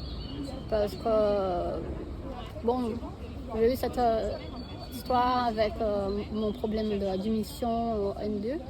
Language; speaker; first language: French; non-native, fluent; Portuguese